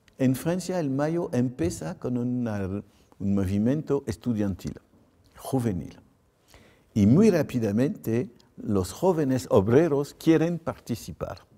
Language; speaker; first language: Spanish; non-native, fluent; French